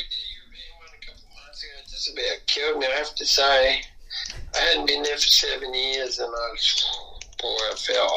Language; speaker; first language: English; native; English